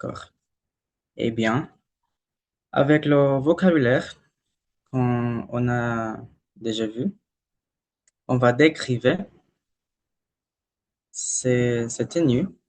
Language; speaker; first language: French; non-native, learner; Spanish